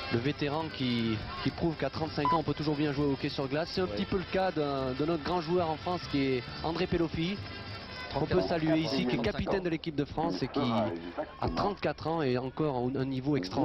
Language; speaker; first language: French; native; French